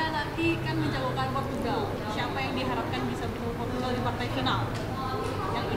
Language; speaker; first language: Indonesian; native; Indonesian